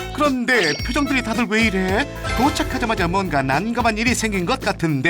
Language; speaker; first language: Korean; native; Korean